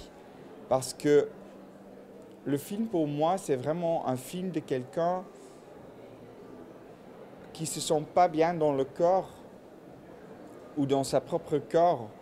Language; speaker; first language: French; non-native, local second language; Dutch